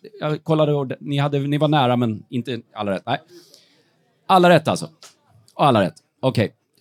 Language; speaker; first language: Swedish; native; Swedish